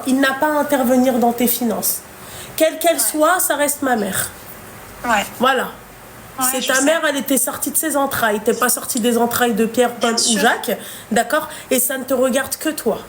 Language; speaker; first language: French; native; French